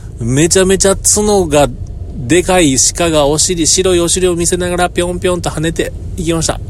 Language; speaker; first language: Japanese; native; Japanese